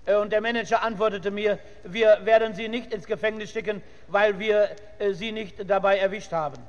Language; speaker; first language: German; native; German